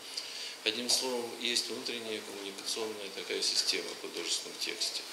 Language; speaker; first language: Russian; native; Russian